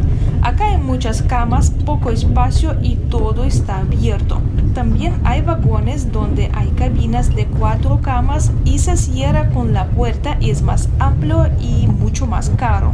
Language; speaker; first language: Spanish; non-native, fluent; Russian